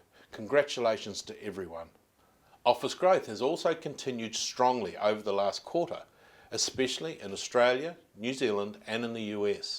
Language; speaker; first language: English; native; English